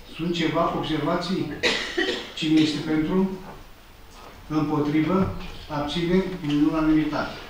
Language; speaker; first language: Romanian; native; Romanian